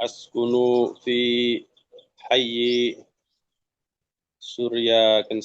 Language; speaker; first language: Arabic; non-native, learner; Indonesian